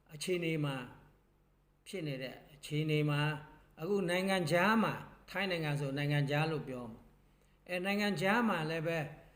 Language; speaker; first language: Burmese; non-native, local second language; Mon